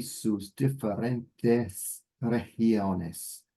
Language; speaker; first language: Spanish; non-native, learner; English